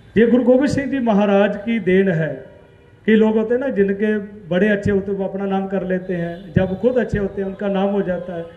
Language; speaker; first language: Hindi; non-native, local second language; Punjabi